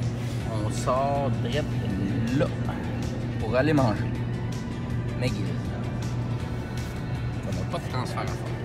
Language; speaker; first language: French; native; French